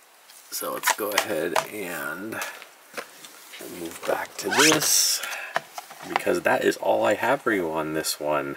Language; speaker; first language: English; native; English